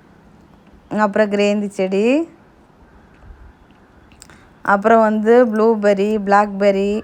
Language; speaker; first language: Tamil; native; Tamil